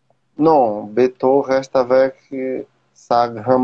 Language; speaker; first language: French; non-native, learner; Portuguese